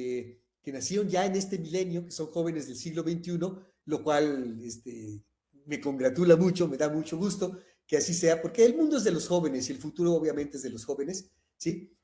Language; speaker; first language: Spanish; native; Spanish